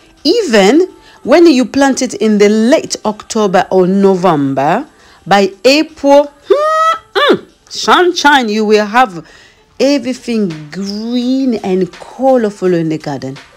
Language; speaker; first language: English; non-native, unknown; Lingala